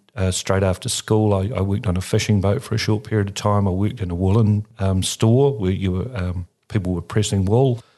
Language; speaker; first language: English; native; English